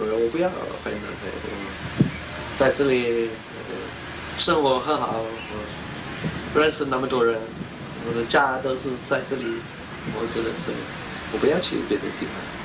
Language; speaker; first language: Chinese; non-native, learner; English